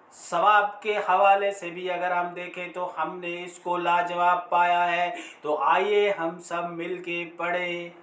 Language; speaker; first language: Urdu; native; Urdu